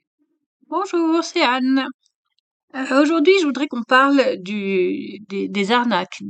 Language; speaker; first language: French; native; French